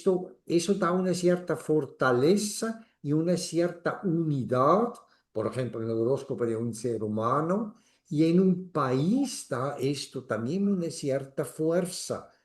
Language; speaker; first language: Spanish; non-native, fluent; German